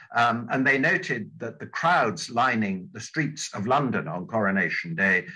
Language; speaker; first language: English; native; English